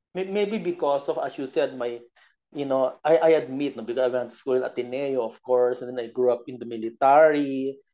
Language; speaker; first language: English; non-native, local second language; Bikol